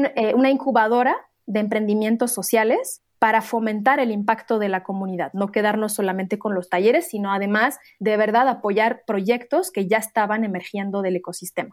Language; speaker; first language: Spanish; non-native, fluent; Arabic